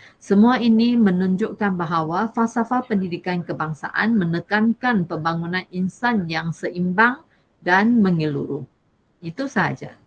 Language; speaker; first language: Malay; non-native, local second language; Chinese